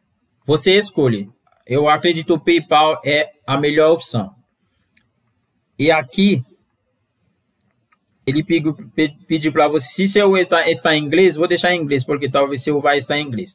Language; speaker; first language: Portuguese; non-native, fluent; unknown